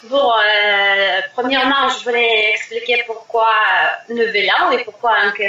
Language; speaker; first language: French; non-native, fluent; Russian